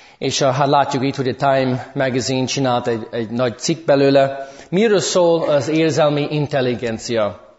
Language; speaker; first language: Hungarian; early bilingual, heritage; English